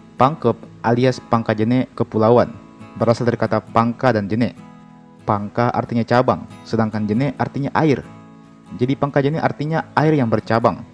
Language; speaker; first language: Indonesian; native; Indonesian